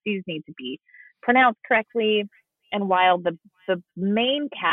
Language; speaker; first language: English; native; English